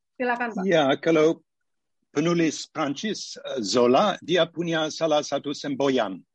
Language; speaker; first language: Indonesian; non-native, fluent; English